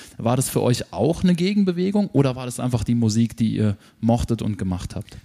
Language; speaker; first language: German; native; German